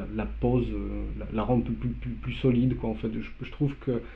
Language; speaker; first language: French; non-native, fluent; Polish